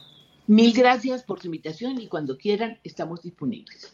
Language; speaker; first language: Spanish; native; Spanish